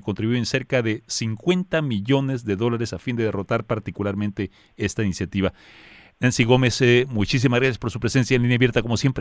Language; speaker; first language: Spanish; native; Spanish